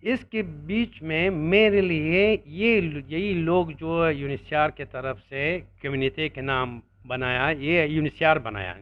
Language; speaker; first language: Hindi; non-native, learner; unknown